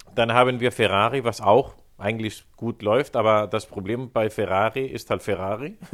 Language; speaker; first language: German; non-native, fluent; Spanish